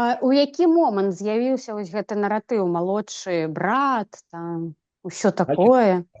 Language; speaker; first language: Belarusian; non-native, local second language; Russian